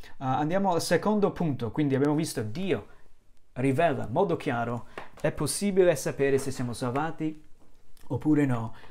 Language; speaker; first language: Italian; non-native, fluent; English